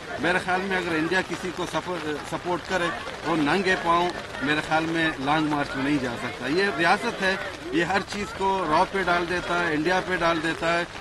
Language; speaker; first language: Urdu; non-native, local second language; Baluchi